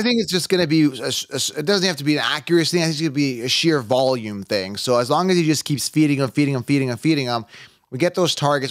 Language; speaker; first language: English; native; English